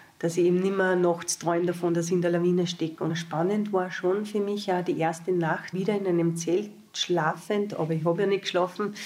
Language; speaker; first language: German; native; German